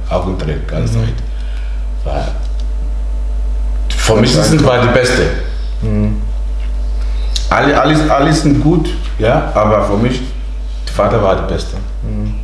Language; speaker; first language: German; non-native, learner; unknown